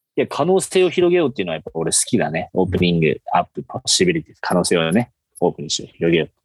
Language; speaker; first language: Japanese; native; Japanese